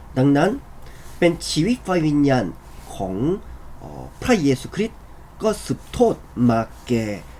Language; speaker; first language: Thai; non-native, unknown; Korean